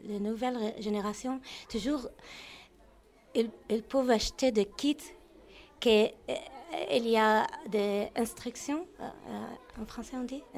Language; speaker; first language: French; non-native, learner; Arabic